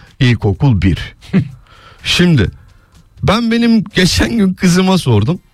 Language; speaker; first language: Turkish; early bilingual, heritage; Turkish